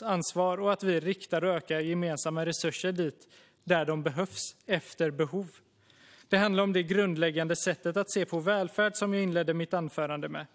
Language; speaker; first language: Swedish; native; Swedish